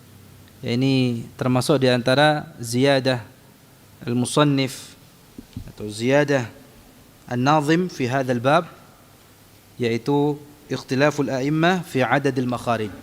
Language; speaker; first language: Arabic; non-native, fluent; Indonesian